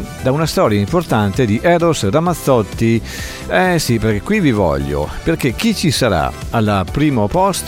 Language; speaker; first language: Italian; native; Italian